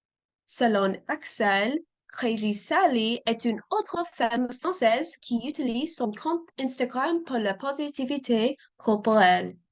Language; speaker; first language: French; non-native, learner; English